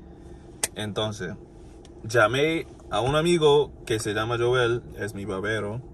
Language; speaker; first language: Spanish; non-native, learner; English